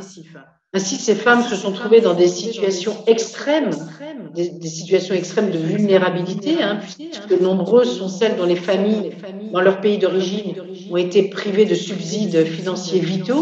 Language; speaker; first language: French; native; French